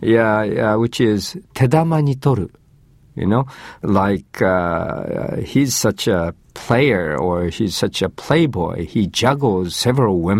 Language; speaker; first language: English; non-native, fluent; Japanese